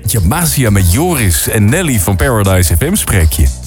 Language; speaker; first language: Dutch; native; Dutch